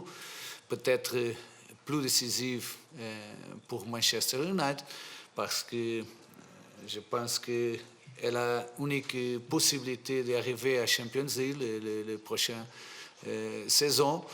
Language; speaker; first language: French; non-native, fluent; Portuguese